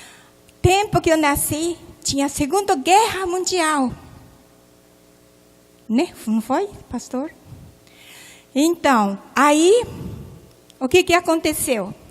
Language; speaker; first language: Portuguese; non-native, local second language; Japanese